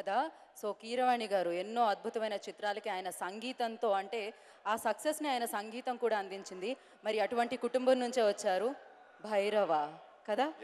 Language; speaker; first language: Telugu; native; Telugu